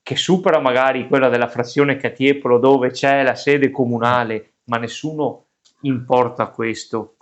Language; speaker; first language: Italian; native; Italian